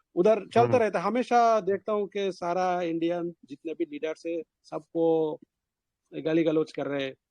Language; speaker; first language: Hindi; native; Hindi